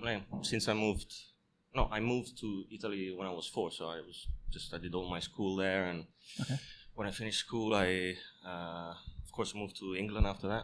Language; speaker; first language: English; non-native, fluent; Italian